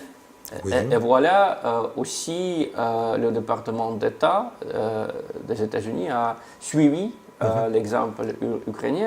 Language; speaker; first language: French; non-native, fluent; Russian